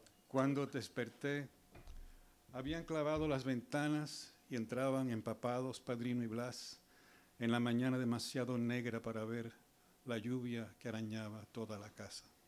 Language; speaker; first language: Spanish; early bilingual, heritage; Spanish